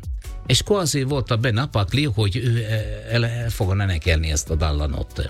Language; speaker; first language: Hungarian; non-native, learner; Italian